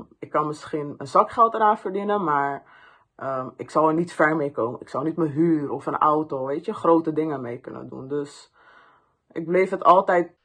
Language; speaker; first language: Dutch; early bilingual, other home language; Persian